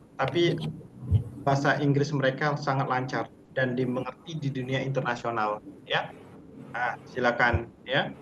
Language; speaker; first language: Indonesian; native; Indonesian